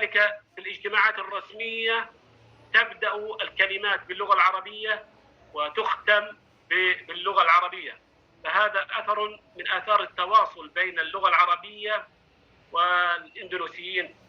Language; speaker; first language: Arabic; non-native, fluent; Indonesian